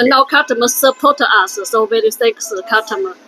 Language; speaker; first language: English; non-native, learner; Chinese